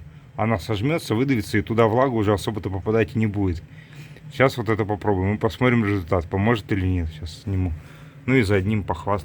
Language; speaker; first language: Russian; native; Russian